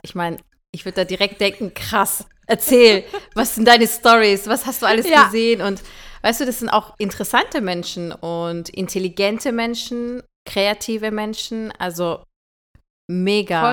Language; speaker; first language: German; early bilingual, other home language; Turkish